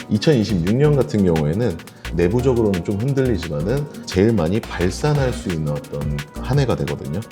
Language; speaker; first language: Korean; native; Korean